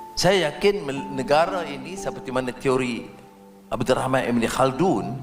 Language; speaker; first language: Malay; native; Malay